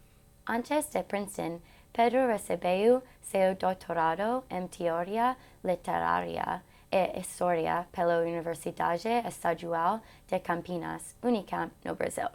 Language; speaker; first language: Portuguese; non-native, learner; English